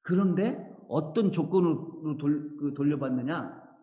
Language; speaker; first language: Korean; native; Korean